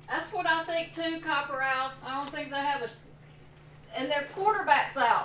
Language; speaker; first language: English; native; English